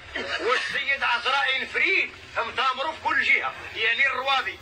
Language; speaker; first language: Arabic; native; Arabic